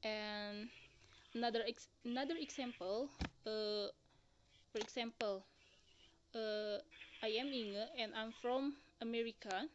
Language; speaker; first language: English; non-native, learner; Indonesian